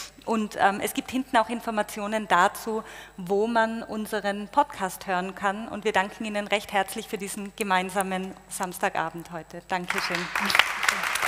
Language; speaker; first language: German; native; German